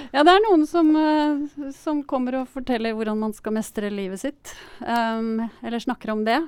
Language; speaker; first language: Norwegian; native; Norwegian